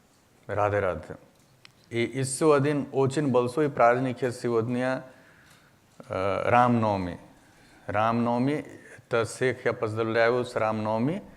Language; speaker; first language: Russian; non-native, learner; Hindi